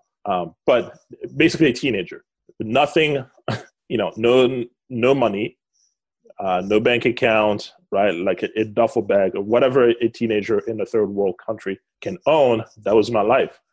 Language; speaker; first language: English; non-native, fluent; Lingala